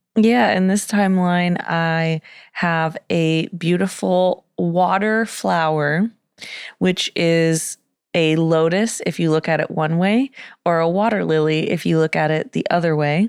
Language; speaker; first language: English; native; English